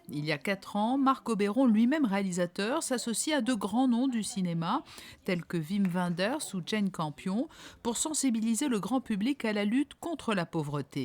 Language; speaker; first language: French; native; French